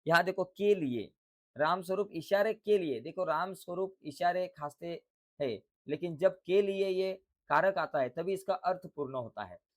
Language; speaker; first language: Hindi; non-native, local second language; Marathi